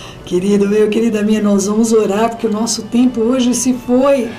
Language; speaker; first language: Portuguese; native; Portuguese